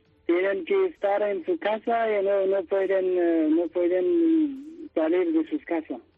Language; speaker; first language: Spanish; non-native, learner; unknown